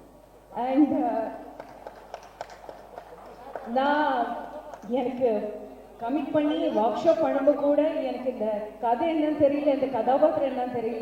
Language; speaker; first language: Tamil; non-native, learner; Malayalam